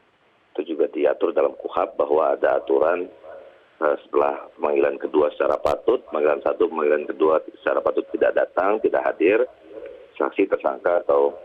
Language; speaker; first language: Indonesian; native; Indonesian